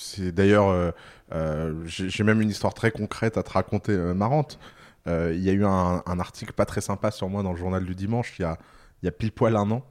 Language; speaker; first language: French; early bilingual, other home language; Arabic